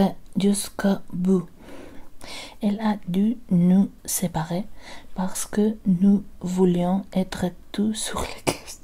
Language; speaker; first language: French; non-native, learner; Spanish